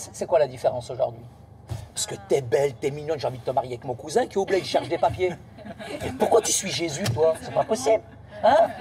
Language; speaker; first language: French; native; French